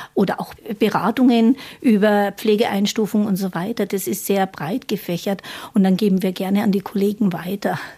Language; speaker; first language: German; native; German